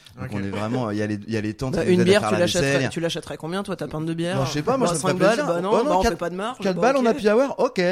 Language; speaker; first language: French; native; French